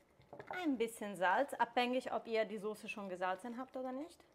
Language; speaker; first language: German; non-native, fluent; Italian